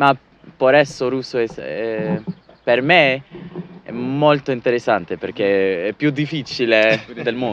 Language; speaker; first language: Italian; non-native, learner; English